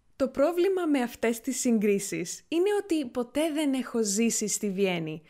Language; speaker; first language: Greek; native; Greek